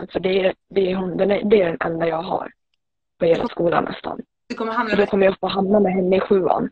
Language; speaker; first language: Swedish; native; Swedish